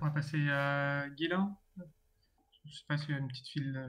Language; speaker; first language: French; native; French